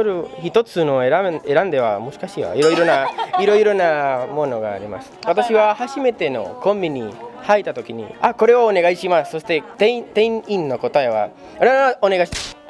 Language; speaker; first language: Japanese; non-native, learner; Spanish